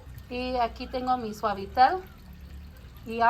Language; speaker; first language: Spanish; non-native, learner; English